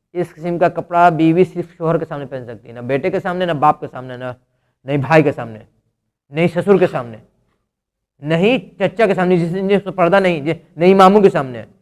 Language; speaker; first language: Urdu; native; Urdu